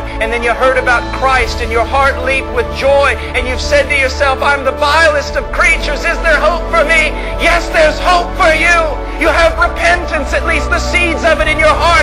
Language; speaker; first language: English; native; English